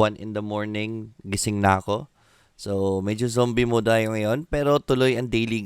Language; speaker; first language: Filipino; native; Filipino